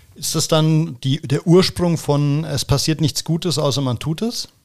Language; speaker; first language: German; native; German